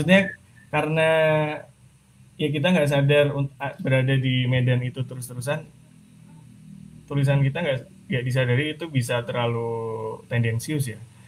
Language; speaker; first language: Indonesian; native; Indonesian